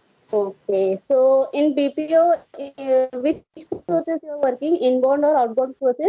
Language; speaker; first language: English; non-native, learner; Hindi